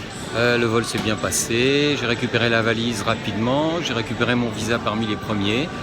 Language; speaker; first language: French; native; French